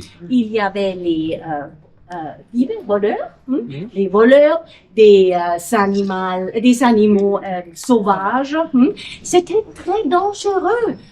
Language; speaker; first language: French; non-native, fluent; German